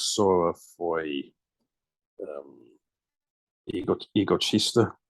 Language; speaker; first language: Portuguese; non-native, learner; English